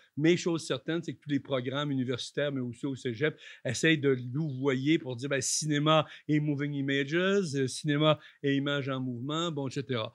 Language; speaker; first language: French; native; French